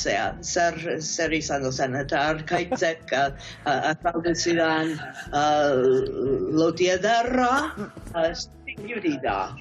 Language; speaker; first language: Basque; non-native, fluent; English